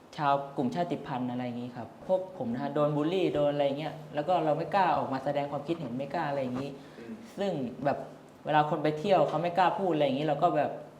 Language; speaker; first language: Thai; non-native, local second language; Hmong